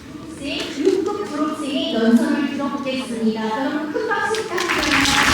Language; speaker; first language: Korean; native; Korean